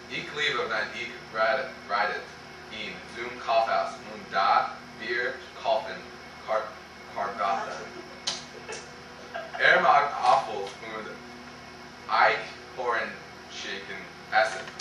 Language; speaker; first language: German; non-native, learner; English